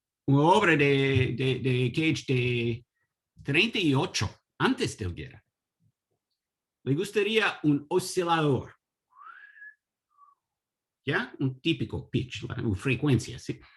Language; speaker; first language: Spanish; non-native, learner; English